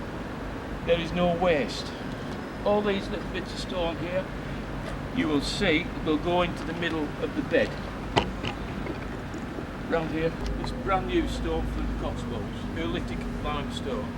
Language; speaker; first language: English; native; English